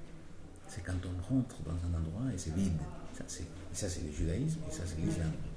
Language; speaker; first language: French; non-native, fluent; Spanish